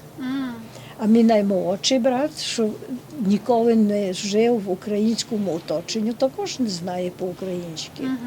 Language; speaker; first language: Ukrainian; early bilingual, heritage; Ukrainian